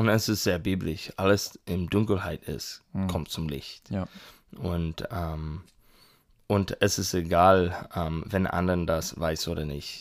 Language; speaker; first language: German; non-native, learner; English